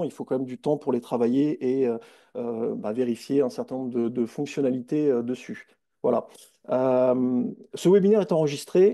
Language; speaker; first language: French; native; French